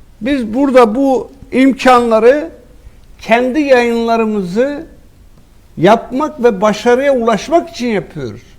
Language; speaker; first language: Turkish; native; Turkish